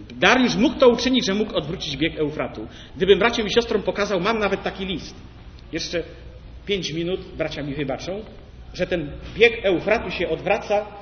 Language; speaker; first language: Polish; native; Polish